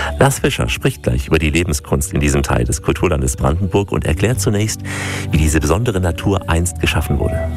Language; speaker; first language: German; native; German